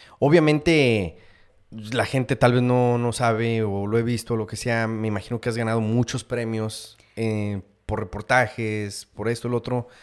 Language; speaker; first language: Spanish; native; Spanish